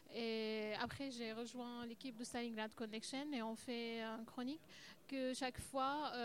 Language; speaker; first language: French; non-native, fluent; Arabic